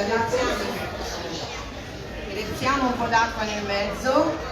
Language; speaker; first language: Italian; native; Italian